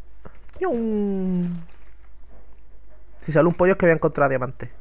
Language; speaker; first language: Spanish; native; Spanish